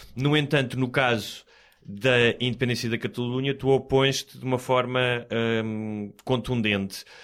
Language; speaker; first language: Portuguese; native; Portuguese